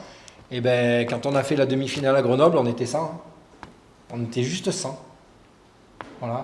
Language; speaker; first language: French; native; French